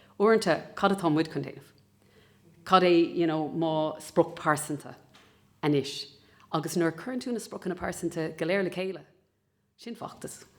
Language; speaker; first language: Irish; native; Irish